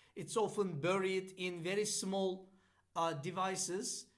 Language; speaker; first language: English; non-native, fluent; Turkish